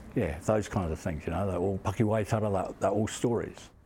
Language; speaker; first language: English; native; English